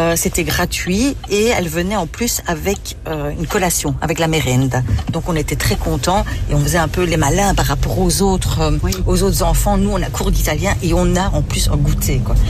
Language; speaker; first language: French; native; French